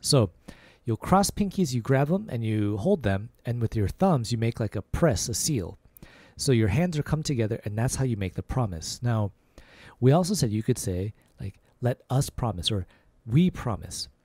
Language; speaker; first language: English; native; English